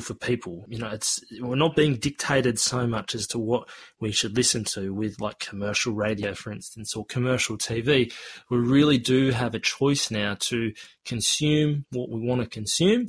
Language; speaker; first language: English; native; English